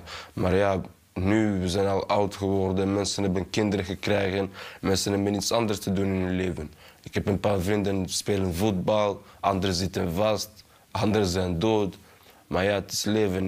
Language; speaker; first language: Dutch; early bilingual, other home language; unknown